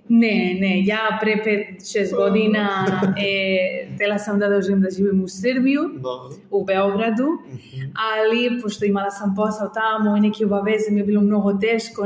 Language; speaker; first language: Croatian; non-native, learner; Spanish